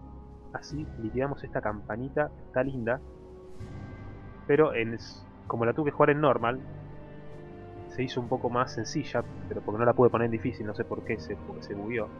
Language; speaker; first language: Spanish; native; Spanish